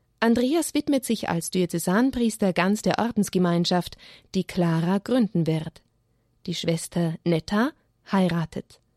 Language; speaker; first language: German; native; German